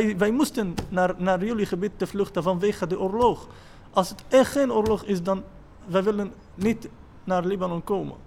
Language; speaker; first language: Dutch; non-native, learner; Arabic